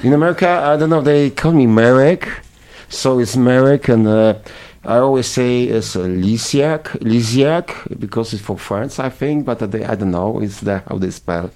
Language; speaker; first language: English; non-native, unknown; Polish